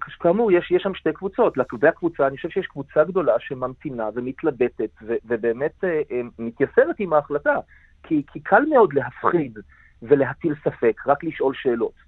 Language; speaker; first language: Hebrew; native; Hebrew